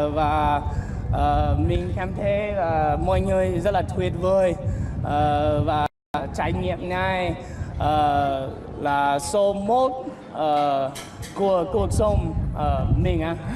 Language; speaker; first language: Vietnamese; non-native, learner; English